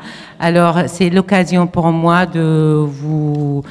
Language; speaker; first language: French; non-native, fluent; Arabic